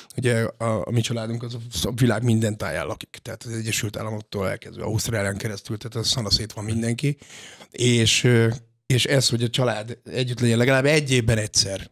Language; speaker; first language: Hungarian; native; Hungarian